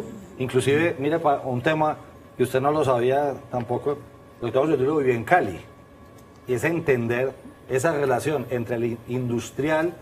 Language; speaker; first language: Spanish; native; Spanish